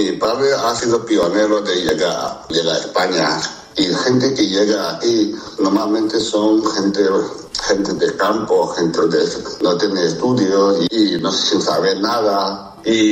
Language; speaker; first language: Spanish; non-native, fluent; Chinese